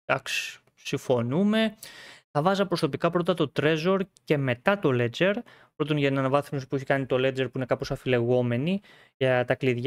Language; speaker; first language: Greek; native; Greek